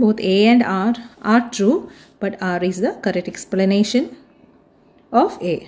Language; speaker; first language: English; non-native, local second language; Malayalam